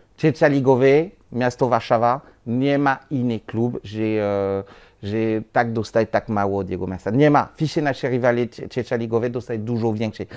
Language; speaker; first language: Polish; non-native, learner; French